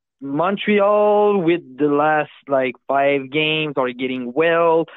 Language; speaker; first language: English; non-native, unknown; French